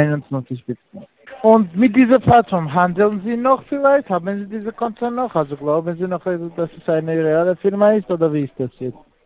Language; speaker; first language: German; non-native, fluent; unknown